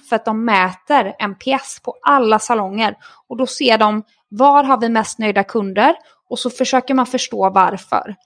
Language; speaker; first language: Swedish; native; Swedish